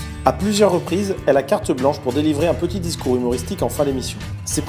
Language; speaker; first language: French; native; French